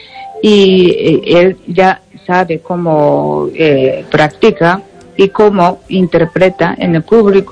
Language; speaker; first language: Spanish; non-native, learner; Japanese